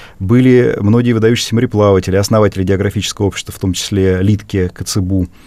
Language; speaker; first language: Russian; native; Russian